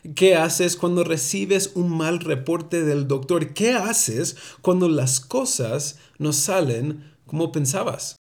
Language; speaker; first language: Spanish; early bilingual, heritage; Spanish